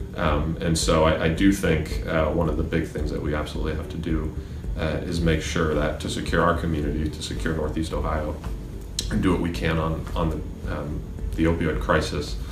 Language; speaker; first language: English; native; English